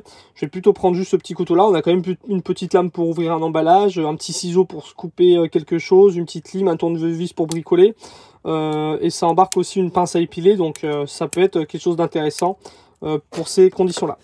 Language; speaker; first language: French; native; French